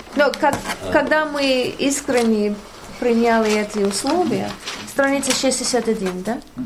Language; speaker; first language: Russian; non-native, learner; English